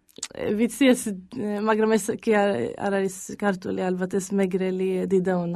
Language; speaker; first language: Georgian; early bilingual, heritage; Georgian